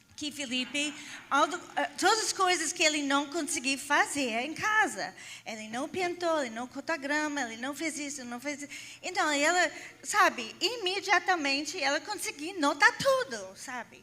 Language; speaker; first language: Portuguese; non-native, fluent; English